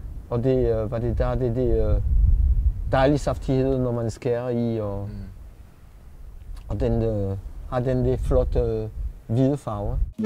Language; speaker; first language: Danish; non-native, fluent; French